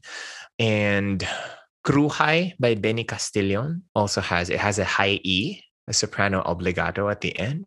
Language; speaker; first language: English; non-native, local second language; Min Nan Chinese